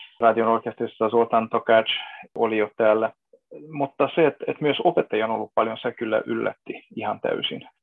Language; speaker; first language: Finnish; non-native, fluent; Hungarian